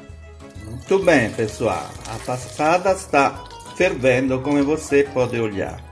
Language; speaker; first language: Portuguese; non-native, fluent; Italian